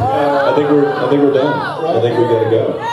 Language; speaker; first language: English; native; English